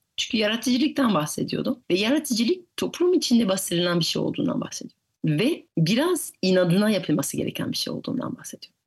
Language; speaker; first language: Turkish; non-native, fluent; French